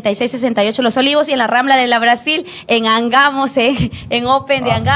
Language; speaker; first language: Spanish; native; Spanish